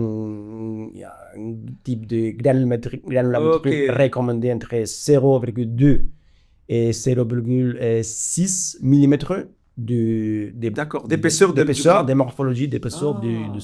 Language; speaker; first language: French; non-native, fluent; Spanish